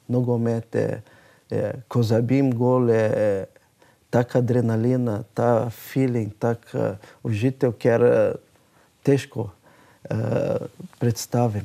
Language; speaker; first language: Slovenian; non-native, learner; Portuguese